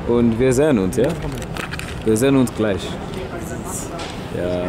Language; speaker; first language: German; non-native, learner; English